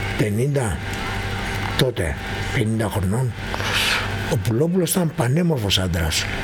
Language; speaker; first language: Greek; native; Greek